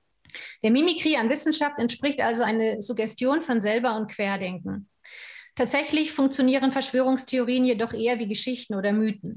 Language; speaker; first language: German; native; German